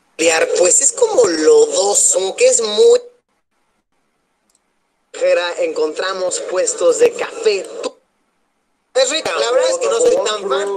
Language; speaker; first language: Spanish; native; Spanish